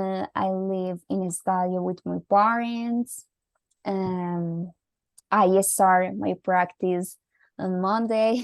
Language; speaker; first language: English; non-native, learner; Spanish